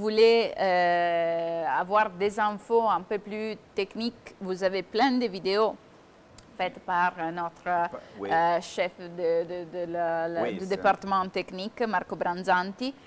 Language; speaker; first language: French; non-native, fluent; Italian